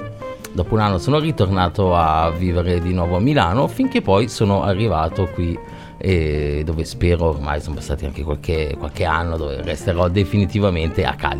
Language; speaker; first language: Italian; native; Italian